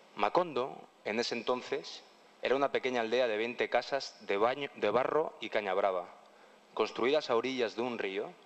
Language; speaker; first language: Spanish; non-native, local second language; Catalan